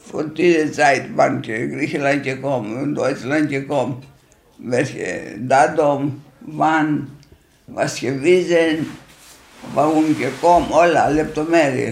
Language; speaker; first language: German; non-native, learner; Greek